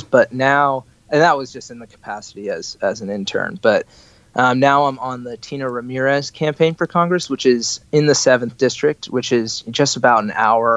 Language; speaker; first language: English; native; English